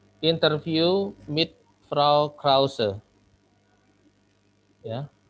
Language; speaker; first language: German; non-native, fluent; Indonesian